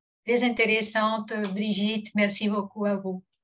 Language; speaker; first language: French; non-native, fluent; Spanish